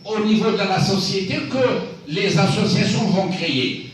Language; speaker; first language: French; non-native, local second language; Arabic